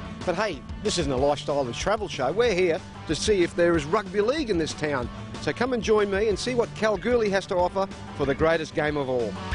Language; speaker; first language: English; native; English